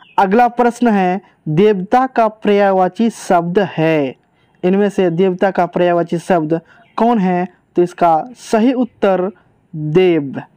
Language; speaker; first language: Hindi; native; Hindi